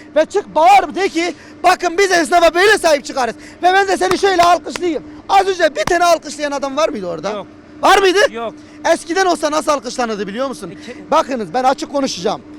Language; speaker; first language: Turkish; native; Turkish